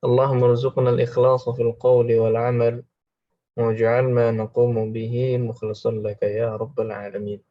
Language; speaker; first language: Arabic; non-native, fluent; Indonesian